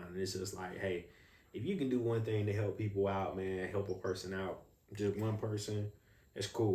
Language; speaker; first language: English; native; English